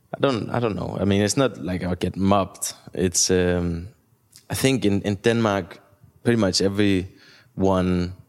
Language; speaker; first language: English; non-native, fluent; Danish